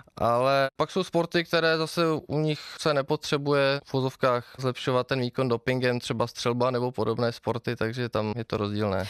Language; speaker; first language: Czech; native; Czech